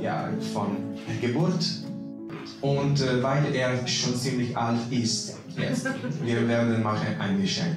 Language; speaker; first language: German; non-native, fluent; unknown